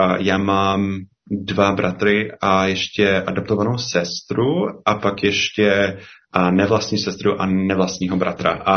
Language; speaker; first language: Czech; non-native, fluent; English